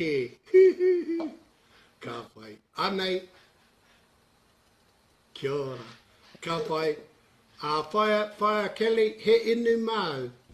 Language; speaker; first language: Māori; non-native, local second language; English